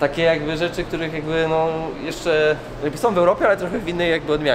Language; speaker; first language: Polish; native; Polish